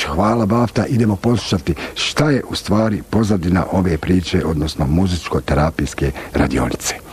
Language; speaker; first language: Bosnian; native; Bosnian